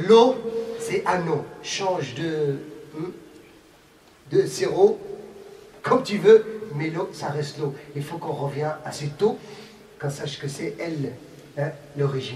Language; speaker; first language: French; non-native, fluent; Arabic